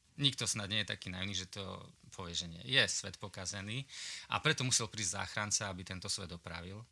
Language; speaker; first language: Slovak; native; Slovak